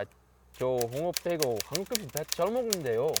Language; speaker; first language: Korean; non-native, learner; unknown